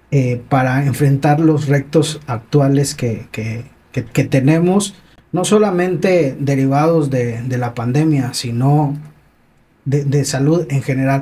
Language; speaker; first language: Spanish; native; Spanish